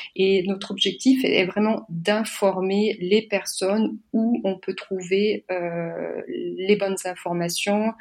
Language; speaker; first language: French; native; French